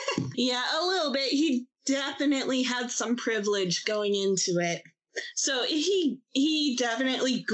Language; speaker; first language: English; native; English